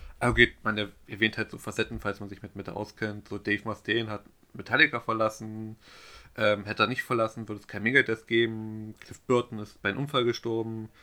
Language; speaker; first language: German; native; German